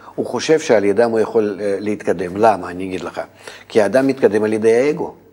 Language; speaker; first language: Hebrew; non-native, fluent; Russian